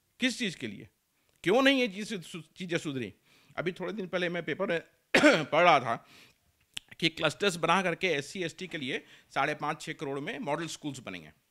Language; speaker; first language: Hindi; native; Hindi